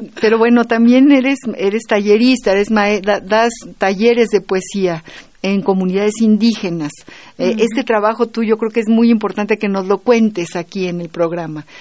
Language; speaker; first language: Spanish; native; Spanish